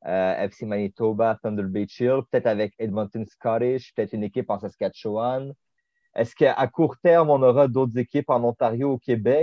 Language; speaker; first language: French; native; French